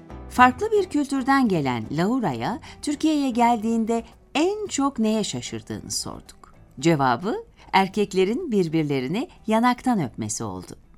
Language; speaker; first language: Turkish; native; Turkish